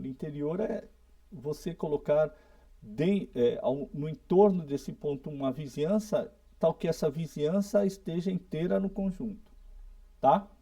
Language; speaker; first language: Portuguese; native; Portuguese